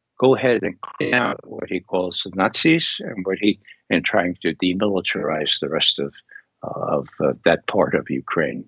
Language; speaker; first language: English; native; English